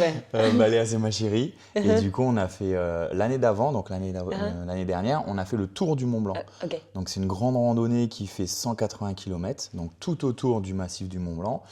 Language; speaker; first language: French; native; French